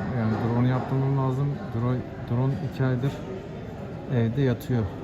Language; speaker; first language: Turkish; native; Turkish